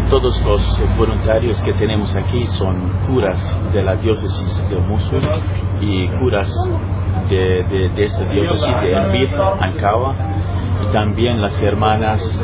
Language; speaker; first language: Spanish; non-native, fluent; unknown